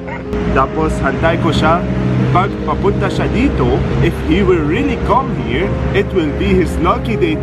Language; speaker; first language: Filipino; non-native, learner; Arabic